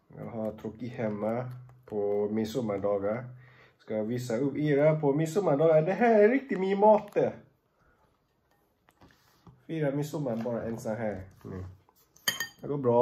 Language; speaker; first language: Swedish; non-native, learner; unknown